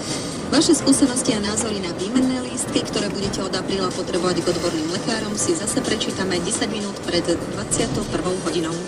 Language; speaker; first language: Slovak; native; Slovak